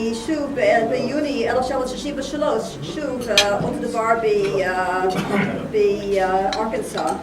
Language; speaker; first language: Hebrew; non-native, fluent; English